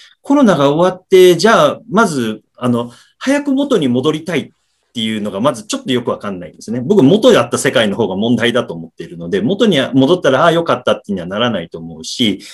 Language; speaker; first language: Japanese; native; Japanese